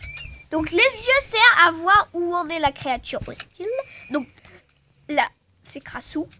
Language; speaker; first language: French; native; French